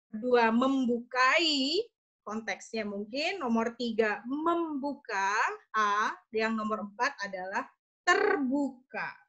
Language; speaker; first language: Indonesian; native; Indonesian